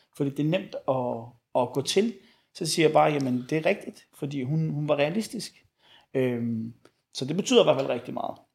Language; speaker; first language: Danish; early bilingual, other home language; Arabic